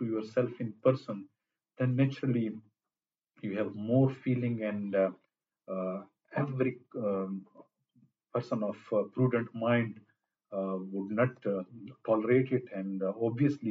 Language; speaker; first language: English; non-native, local second language; Pashto